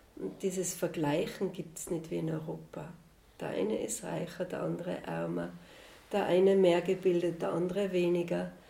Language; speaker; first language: German; native; German